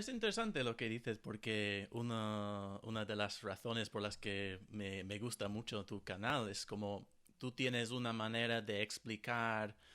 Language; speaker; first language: Spanish; non-native, fluent; English